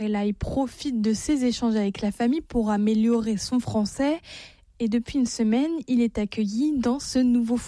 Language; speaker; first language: French; native; French